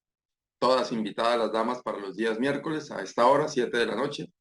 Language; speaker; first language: Spanish; native; Spanish